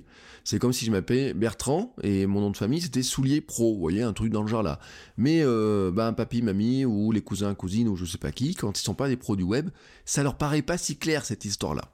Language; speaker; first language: French; native; French